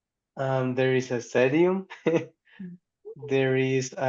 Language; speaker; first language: English; non-native, learner; Spanish